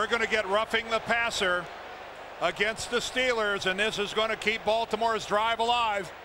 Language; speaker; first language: English; native; English